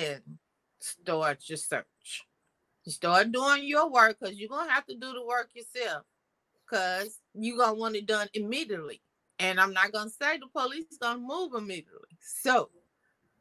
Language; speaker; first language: English; native; English